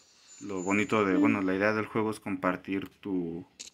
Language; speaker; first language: Spanish; native; Spanish